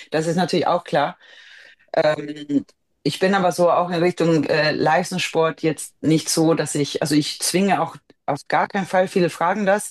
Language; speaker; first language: German; non-native, fluent; Swedish